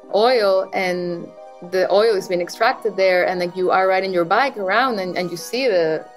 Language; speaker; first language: English; non-native, fluent; Spanish